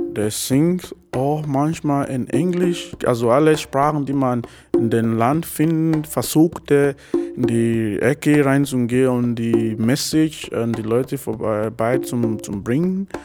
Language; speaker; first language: German; non-native, learner; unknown